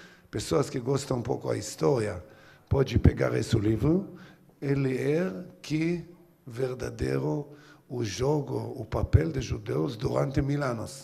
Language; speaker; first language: Portuguese; non-native, learner; Hebrew